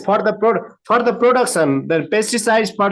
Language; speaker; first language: English; non-native, learner; Nepali